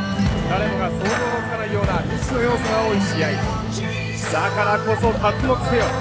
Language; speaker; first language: Japanese; native; Japanese